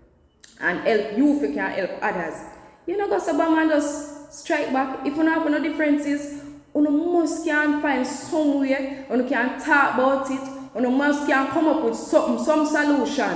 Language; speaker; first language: English; non-native, local second language; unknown